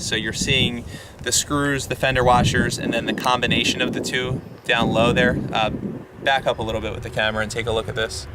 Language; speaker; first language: English; native; English